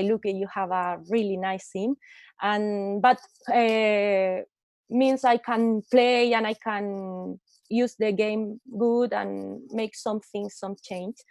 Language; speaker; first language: English; non-native, learner; Spanish